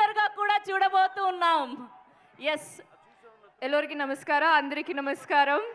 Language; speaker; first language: Telugu; non-native, fluent; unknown